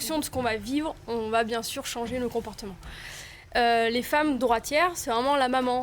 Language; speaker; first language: French; native; French